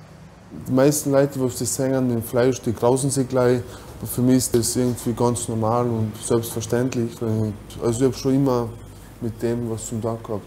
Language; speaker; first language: German; early bilingual, other home language; Bosnian